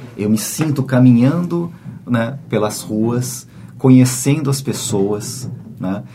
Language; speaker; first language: Portuguese; native; Portuguese